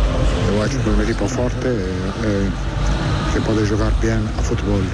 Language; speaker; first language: Portuguese; non-native, learner; Italian